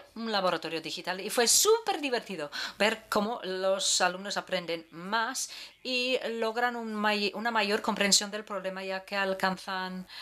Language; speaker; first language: Spanish; native; Spanish